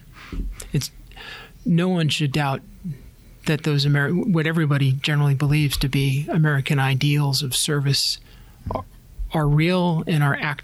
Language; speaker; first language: English; native; English